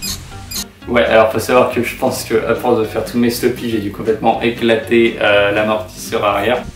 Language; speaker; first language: French; native; French